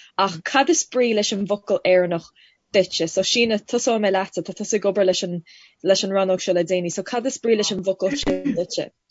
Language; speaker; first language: Irish; non-native, local second language; English